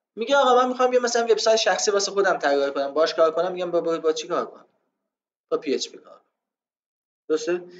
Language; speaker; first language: Persian; non-native, local second language; Azerbaijani